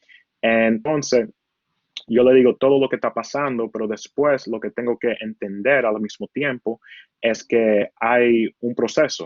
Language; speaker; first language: Spanish; early bilingual, heritage; Spanish